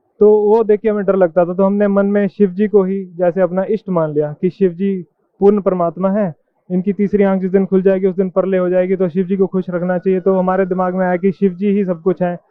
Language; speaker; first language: Hindi; native; Hindi